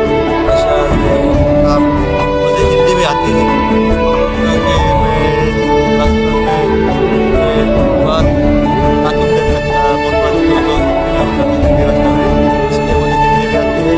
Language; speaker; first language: Hindi; non-native, learner; Bangla